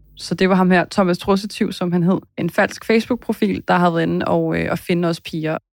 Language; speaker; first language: Danish; native; Danish